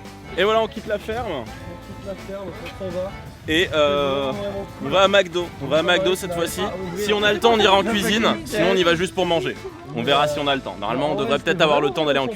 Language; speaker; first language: French; native; French